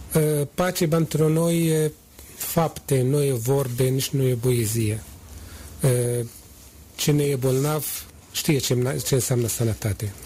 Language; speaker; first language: Romanian; non-native, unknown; Arabic